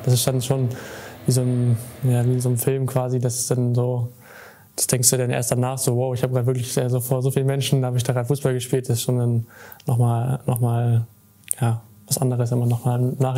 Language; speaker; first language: German; native; German